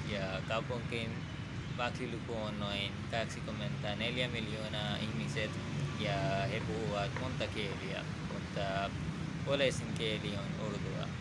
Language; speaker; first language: Finnish; non-native, learner; Urdu